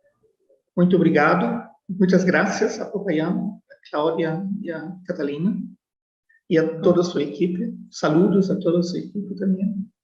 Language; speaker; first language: Portuguese; non-native, fluent; Spanish